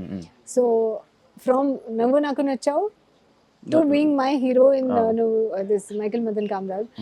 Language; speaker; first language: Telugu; non-native, local second language; Hindi